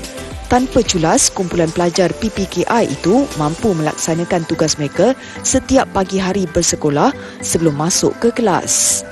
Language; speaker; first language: Malay; native; Malay